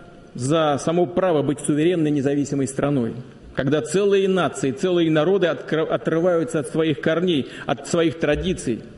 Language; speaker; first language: Russian; native; Russian